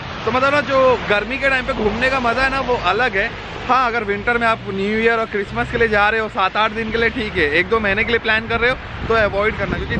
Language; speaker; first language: Hindi; native; Hindi